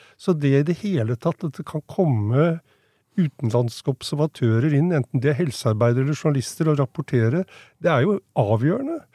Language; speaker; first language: Norwegian; native; Norwegian